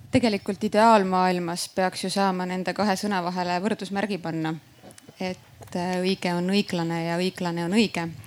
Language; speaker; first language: Estonian; native; Estonian